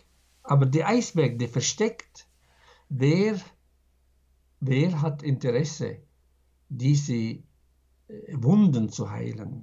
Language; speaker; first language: German; non-native, fluent; Arabic